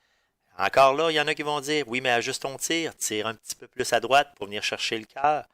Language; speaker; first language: French; native; French